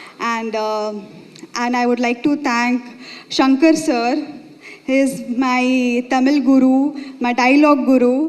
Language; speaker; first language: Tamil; non-native, learner; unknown